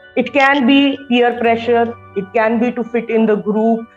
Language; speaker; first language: English; non-native, local second language; Marathi